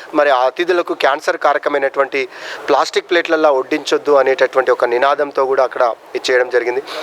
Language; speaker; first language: Telugu; native; Telugu